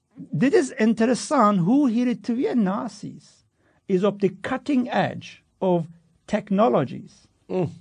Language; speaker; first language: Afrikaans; non-native, fluent; Turkish